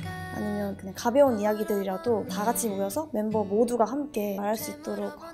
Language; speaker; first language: Korean; native; Korean